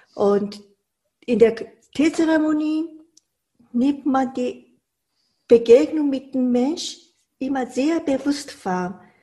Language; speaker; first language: German; non-native, fluent; Japanese